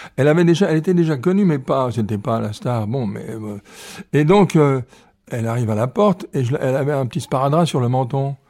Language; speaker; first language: French; native; French